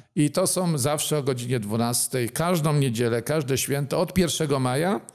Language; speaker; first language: Polish; native; Polish